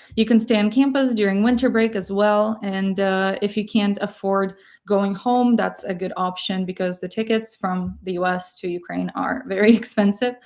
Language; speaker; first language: English; non-native, fluent; Ukrainian